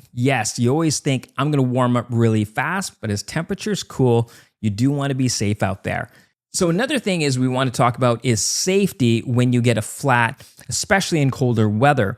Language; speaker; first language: English; native; English